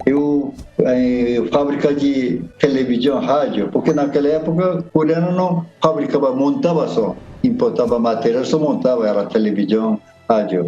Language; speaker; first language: Portuguese; non-native, learner; Korean